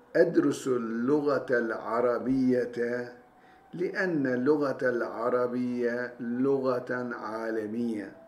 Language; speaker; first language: Arabic; non-native, fluent; Turkish